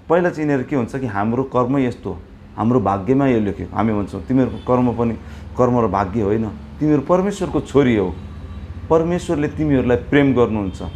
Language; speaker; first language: Nepali; native; Nepali